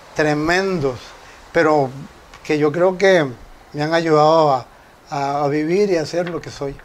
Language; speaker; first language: Spanish; native; Spanish